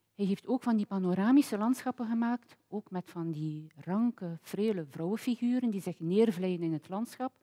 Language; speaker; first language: Dutch; native; Dutch